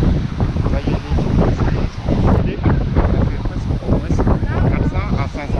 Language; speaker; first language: French; non-native, local second language; Wolof